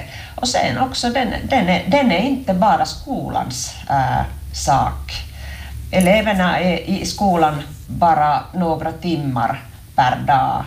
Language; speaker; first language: Swedish; non-native, local second language; Finnish